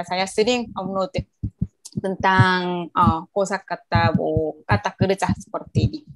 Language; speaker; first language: Indonesian; non-native, learner; Korean